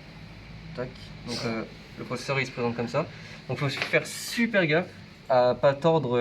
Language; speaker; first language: French; native; French